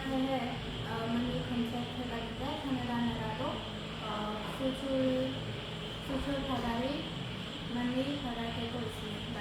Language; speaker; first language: Korean; non-native, fluent; Khmer